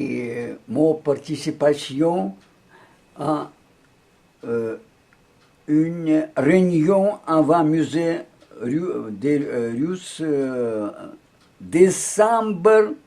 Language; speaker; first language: French; non-native, learner; Russian